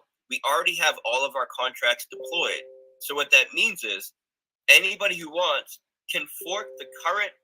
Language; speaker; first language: English; native; English